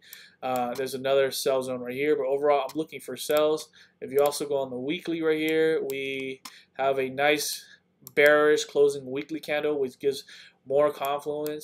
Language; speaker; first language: English; native; English